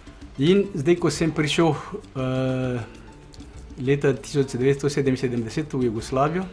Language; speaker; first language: Slovenian; non-native, learner; Malagasy